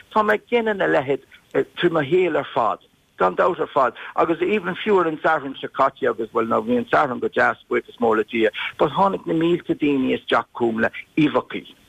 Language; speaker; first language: Irish; native; Irish